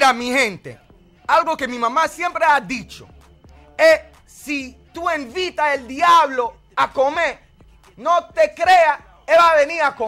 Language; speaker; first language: Spanish; early bilingual, heritage; Spanish